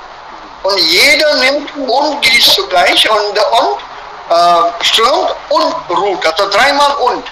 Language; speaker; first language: German; non-native, fluent; Hindi